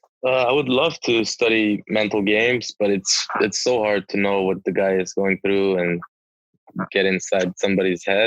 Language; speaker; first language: English; non-native, local second language; French